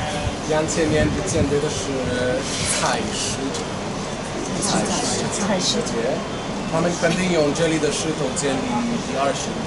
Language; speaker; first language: Chinese; non-native, fluent; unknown